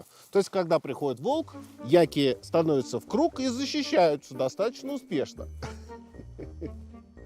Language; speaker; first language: Russian; native; Russian